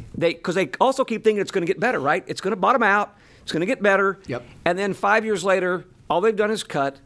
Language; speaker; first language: English; native; English